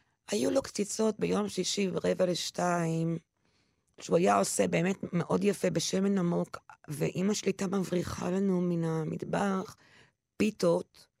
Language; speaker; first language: Hebrew; non-native, local second language; French